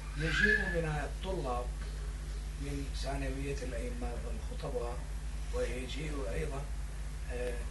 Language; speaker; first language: Arabic; non-native, fluent; Turkish